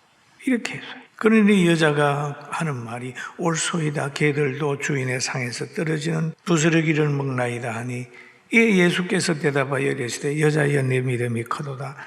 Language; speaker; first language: Korean; native; Korean